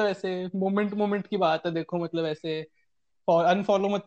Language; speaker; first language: Hindi; native; Hindi